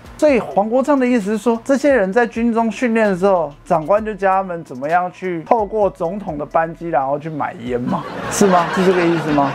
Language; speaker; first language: Chinese; native; Chinese